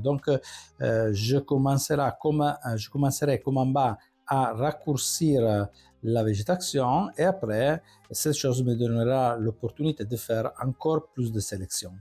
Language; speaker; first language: French; non-native, fluent; Italian